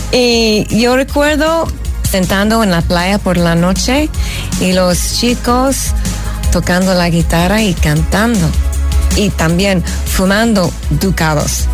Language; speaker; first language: Spanish; non-native, fluent; English